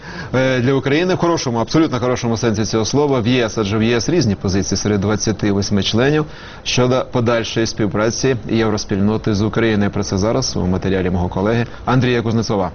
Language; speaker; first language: Ukrainian; native; Ukrainian